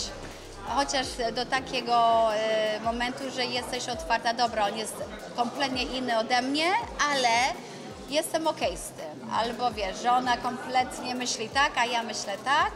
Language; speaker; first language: Polish; early bilingual, other home language; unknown